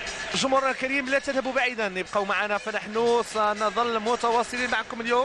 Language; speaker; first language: Arabic; native; Arabic